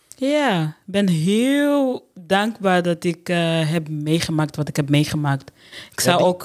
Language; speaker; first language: Dutch; non-native, fluent; Portuguese